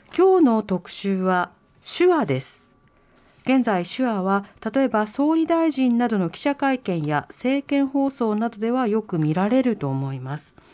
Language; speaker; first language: Japanese; native; Japanese